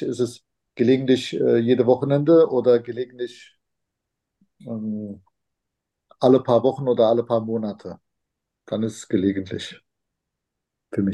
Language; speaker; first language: German; non-native, fluent; Turkish